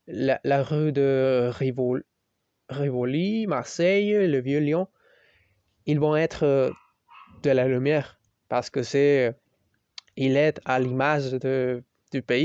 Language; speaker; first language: French; non-native, learner; Spanish